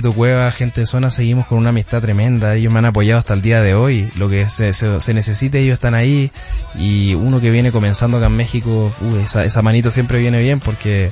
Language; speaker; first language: Spanish; native; Spanish